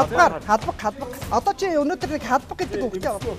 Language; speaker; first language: Mongolian; native; Mongolian